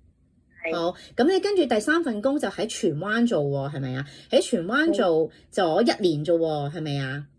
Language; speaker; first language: Cantonese; native; Cantonese